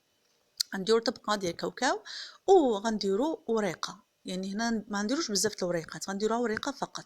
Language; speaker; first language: Arabic; native; Arabic